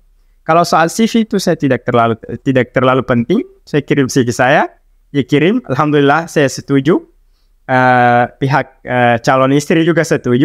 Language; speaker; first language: Indonesian; non-native, local second language; Arabic